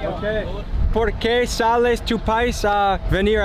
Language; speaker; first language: Spanish; non-native, learner; English